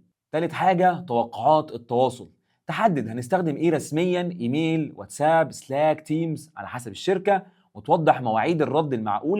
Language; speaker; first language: Arabic; native; Arabic